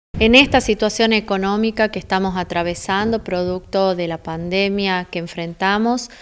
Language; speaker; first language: Spanish; native; Spanish